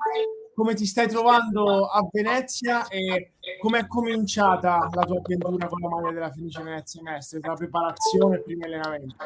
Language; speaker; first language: Italian; native; Italian